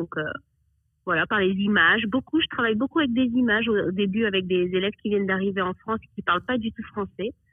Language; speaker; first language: French; early bilingual, other home language; Arabic